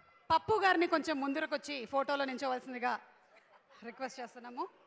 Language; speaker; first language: Telugu; native; Telugu